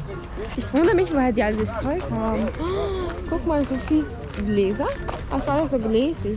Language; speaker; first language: German; non-native, fluent; Portuguese